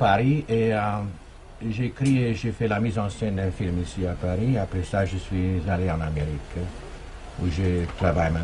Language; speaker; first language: French; non-native, fluent; German